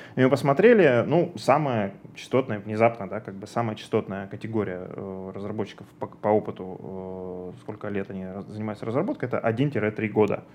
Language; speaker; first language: Russian; native; Russian